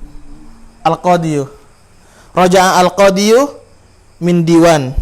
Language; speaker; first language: Arabic; non-native, fluent; Indonesian